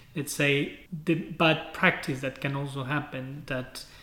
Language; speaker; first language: English; non-native, fluent; Spanish